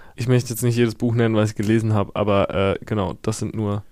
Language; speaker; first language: German; native; German